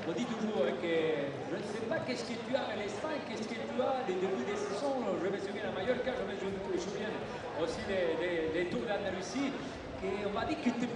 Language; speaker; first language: French; non-native, fluent; Spanish